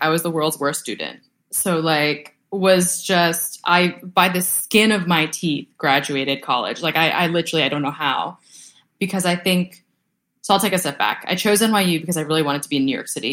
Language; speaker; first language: English; early bilingual, other home language; Vietnamese